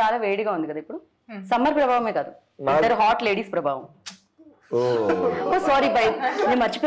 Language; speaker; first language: Telugu; native; Telugu